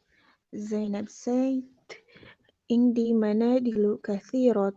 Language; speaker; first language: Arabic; non-native, learner; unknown